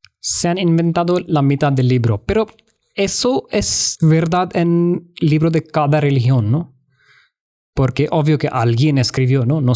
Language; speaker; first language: Spanish; non-native, fluent; Hindi